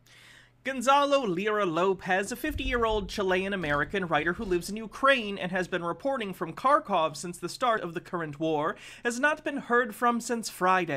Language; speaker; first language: English; native; English